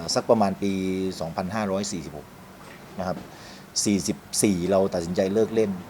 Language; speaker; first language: Thai; native; Thai